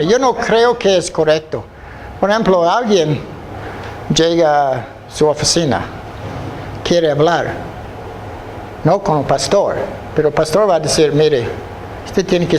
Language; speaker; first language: Spanish; non-native, fluent; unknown